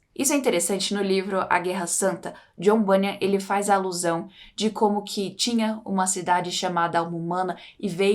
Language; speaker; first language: Portuguese; native; Portuguese